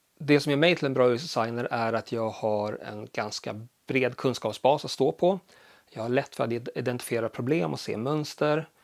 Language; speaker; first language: Swedish; early bilingual, other home language; Polish